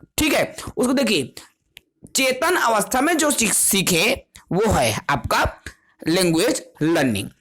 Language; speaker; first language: Hindi; non-native, local second language; Chhattisgarhi